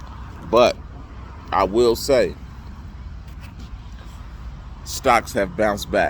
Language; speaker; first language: English; native; English